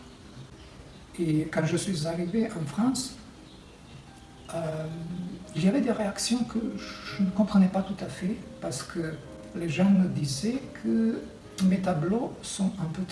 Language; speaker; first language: French; non-native, fluent; Serbian